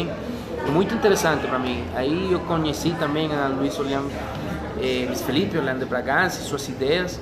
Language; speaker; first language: Portuguese; non-native, fluent; Spanish